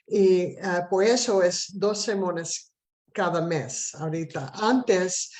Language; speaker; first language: Spanish; non-native, fluent; English